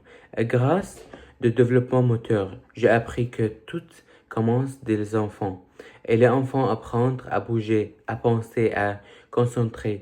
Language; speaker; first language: French; early bilingual, other home language; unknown